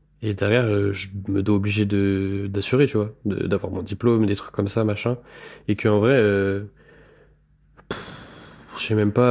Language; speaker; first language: French; native; French